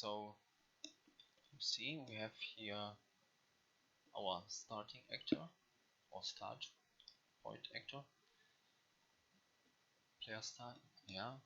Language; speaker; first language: English; non-native, learner; German